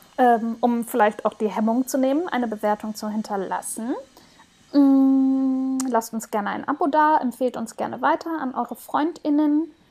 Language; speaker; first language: German; early bilingual, heritage; German